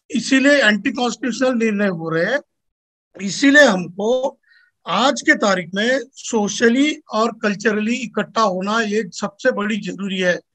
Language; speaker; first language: Hindi; non-native, local second language; Marathi